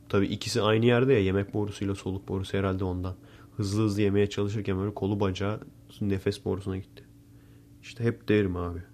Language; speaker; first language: Turkish; native; Turkish